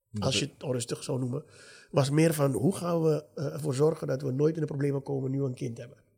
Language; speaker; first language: Dutch; native; Dutch